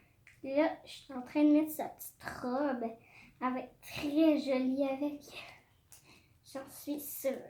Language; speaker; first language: French; native; French